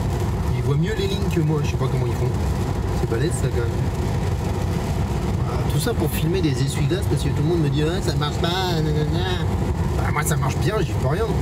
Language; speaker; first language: French; native; French